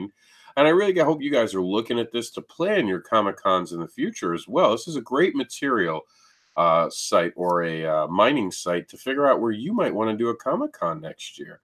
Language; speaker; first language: English; native; English